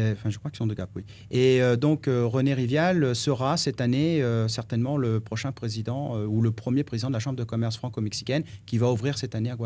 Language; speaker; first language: French; native; French